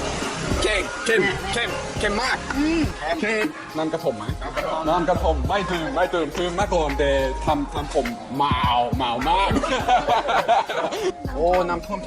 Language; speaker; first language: Thai; non-native, learner; English